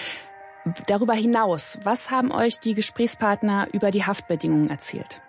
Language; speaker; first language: German; native; German